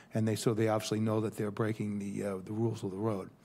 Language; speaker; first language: English; native; English